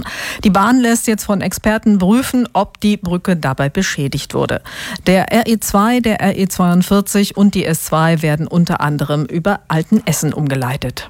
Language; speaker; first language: German; native; German